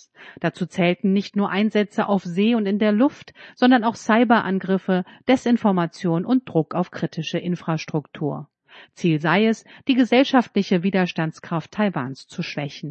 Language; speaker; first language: German; native; German